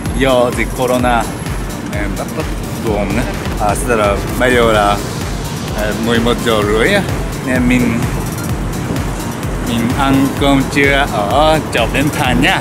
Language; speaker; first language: Vietnamese; non-native, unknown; Japanese